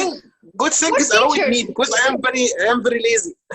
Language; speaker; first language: English; non-native, learner; Arabic